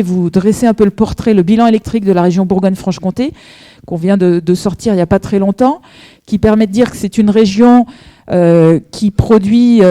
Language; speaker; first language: French; native; French